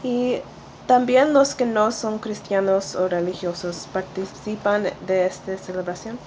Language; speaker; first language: Spanish; non-native, learner; English